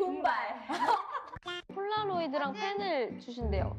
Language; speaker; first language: Korean; native; Korean